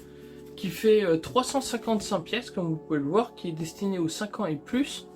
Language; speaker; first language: French; native; French